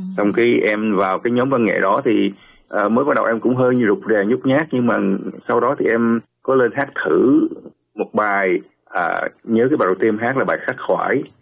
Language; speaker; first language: Vietnamese; early bilingual, heritage; Vietnamese